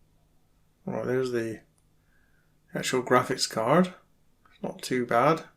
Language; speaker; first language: English; native; English